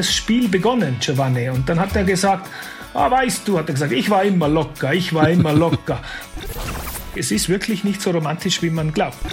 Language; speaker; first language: German; native; German